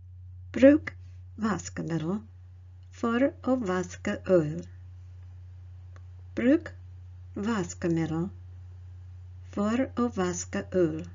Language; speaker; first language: Norwegian; non-native, learner; English